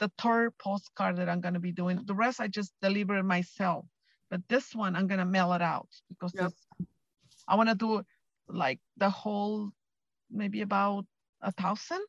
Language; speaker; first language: English; non-native, fluent; Spanish